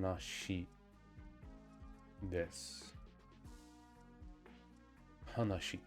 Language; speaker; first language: Japanese; non-native, learner; English